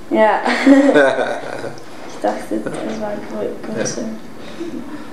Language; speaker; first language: German; non-native, learner; Dutch